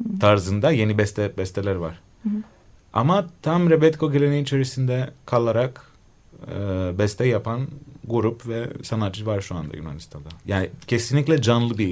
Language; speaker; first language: Turkish; non-native, fluent; Greek